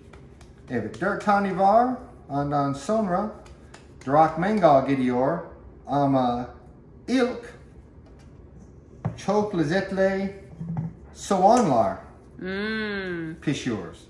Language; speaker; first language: Turkish; non-native, learner; English